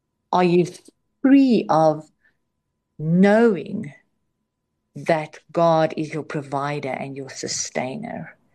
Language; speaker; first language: English; non-native, local second language; Afrikaans